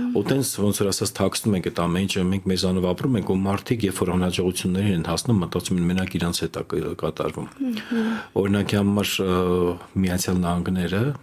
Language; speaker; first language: Armenian; native; Armenian